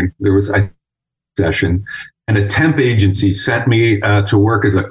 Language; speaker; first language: English; native; English